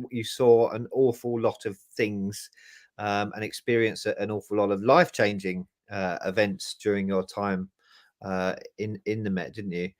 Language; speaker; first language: English; native; English